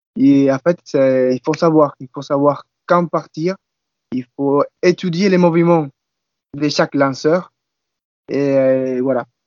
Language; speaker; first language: French; non-native, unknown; Spanish